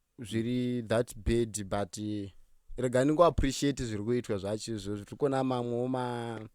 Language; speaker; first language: Shona; native; Shona